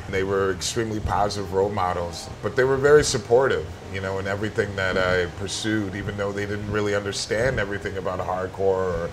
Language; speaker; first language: English; native; English